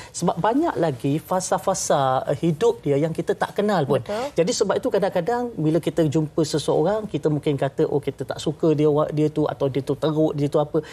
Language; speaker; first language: Malay; native; Malay